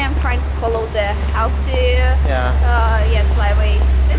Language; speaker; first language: English; non-native, fluent; Russian